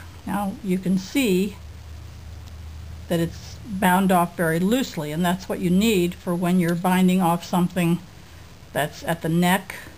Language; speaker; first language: English; native; English